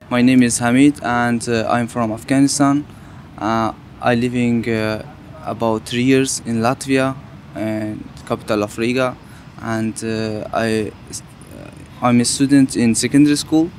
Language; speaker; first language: English; non-native, learner; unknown